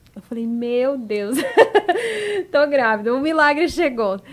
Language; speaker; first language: Portuguese; native; Portuguese